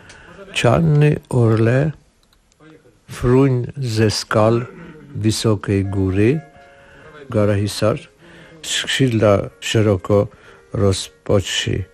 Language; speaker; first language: Polish; non-native, learner; Armenian